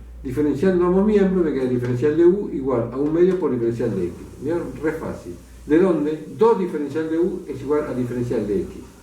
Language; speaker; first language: Spanish; native; Spanish